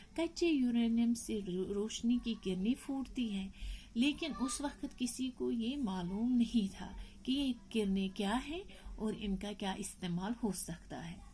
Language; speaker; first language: Urdu; non-native, local second language; Kashmiri